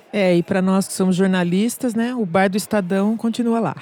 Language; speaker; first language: Portuguese; native; Portuguese